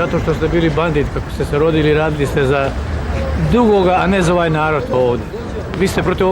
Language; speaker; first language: Croatian; native; Croatian